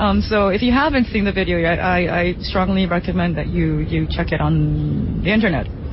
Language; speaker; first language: English; early bilingual, other home language; Japanese